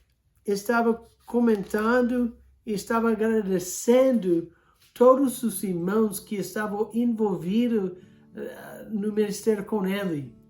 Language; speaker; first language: Portuguese; non-native, fluent; English